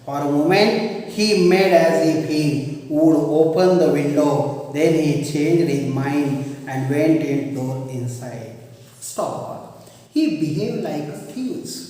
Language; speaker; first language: English; non-native, local second language; Marathi